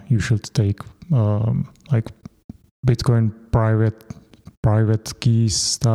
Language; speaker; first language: English; non-native, fluent; Czech